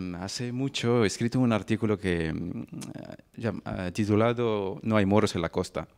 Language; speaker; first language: Spanish; non-native, fluent; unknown